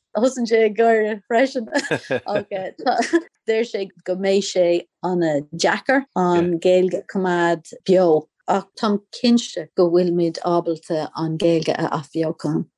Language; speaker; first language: Irish; non-native, local second language; English